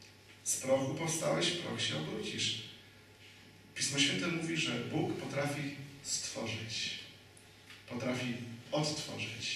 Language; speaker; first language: Polish; native; Polish